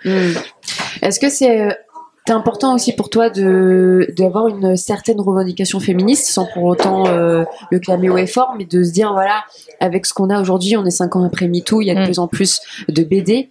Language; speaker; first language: French; native; French